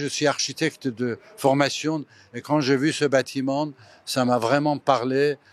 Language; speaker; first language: French; non-native, fluent; Persian